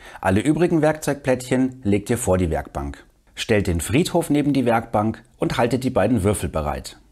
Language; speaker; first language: German; native; German